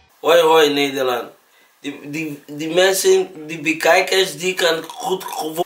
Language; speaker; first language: Dutch; non-native, learner; Akan